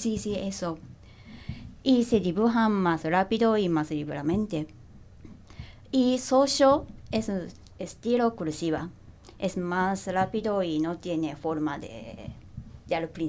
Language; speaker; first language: Spanish; non-native, learner; Japanese